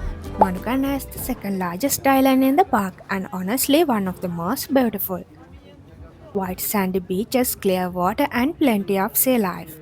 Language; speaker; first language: English; non-native, fluent; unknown